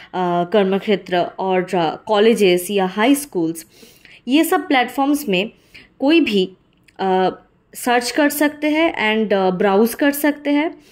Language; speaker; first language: Hindi; non-native, local second language; Bangla